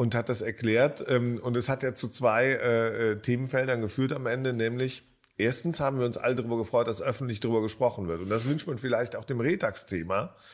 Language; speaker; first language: German; native; German